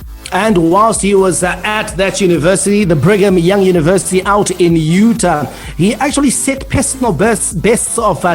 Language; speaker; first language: English; native; English